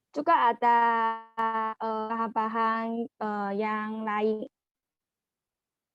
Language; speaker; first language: Indonesian; non-native, learner; Chinese